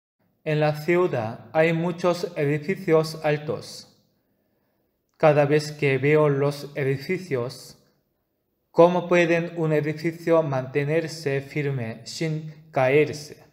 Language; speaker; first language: Spanish; non-native, fluent; Korean